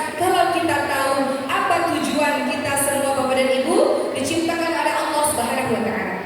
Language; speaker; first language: Indonesian; native; Indonesian